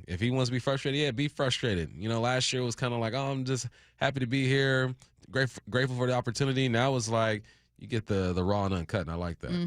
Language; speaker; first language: English; native; English